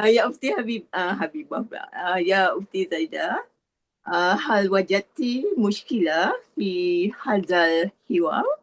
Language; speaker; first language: Arabic; non-native, learner; Malay